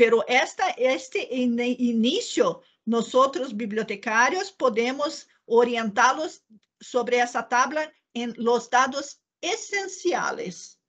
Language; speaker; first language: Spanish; non-native, learner; Portuguese